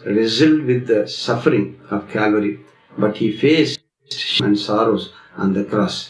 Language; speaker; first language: English; non-native, local second language; Tamil